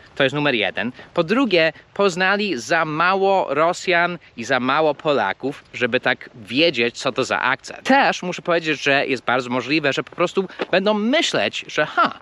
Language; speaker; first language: Polish; early bilingual, heritage; Polish